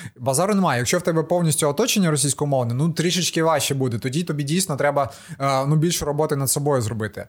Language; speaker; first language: Ukrainian; non-native, local second language; Russian